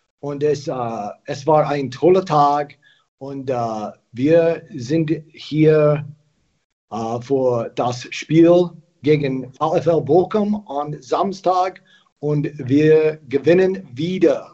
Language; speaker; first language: German; non-native, learner; English